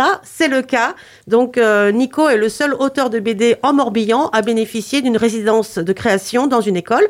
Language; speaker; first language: French; native; French